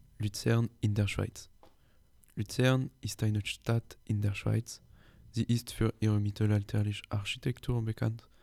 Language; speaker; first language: German; non-native, learner; French